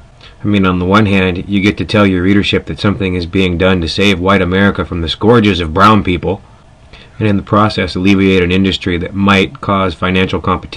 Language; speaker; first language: English; native; English